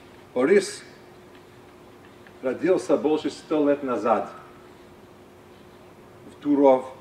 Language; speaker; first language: Russian; non-native, fluent; English